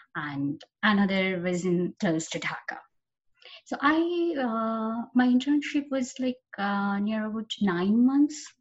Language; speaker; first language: English; non-native, local second language; Bangla